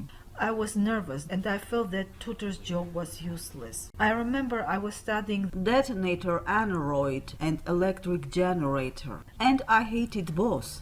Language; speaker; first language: English; non-native, fluent; Armenian